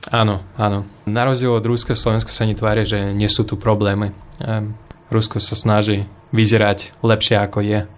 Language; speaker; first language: Slovak; non-native, fluent; Russian